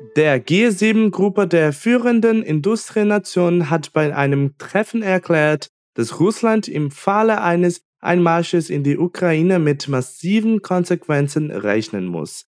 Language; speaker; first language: German; non-native, fluent; Portuguese